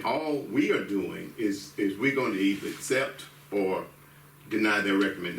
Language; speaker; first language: English; native; English